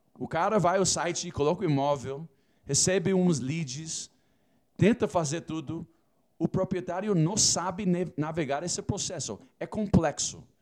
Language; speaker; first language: Portuguese; non-native, fluent; English